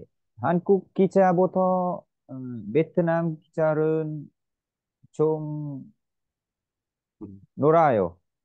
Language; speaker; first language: Korean; non-native, learner; Vietnamese